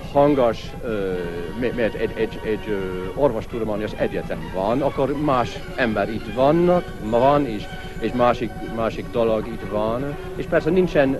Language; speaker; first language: Hungarian; non-native, learner; English